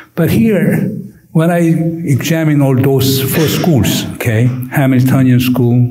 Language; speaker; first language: English; non-native, fluent; Korean